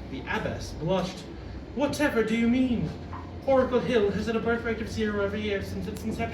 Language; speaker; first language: English; native; English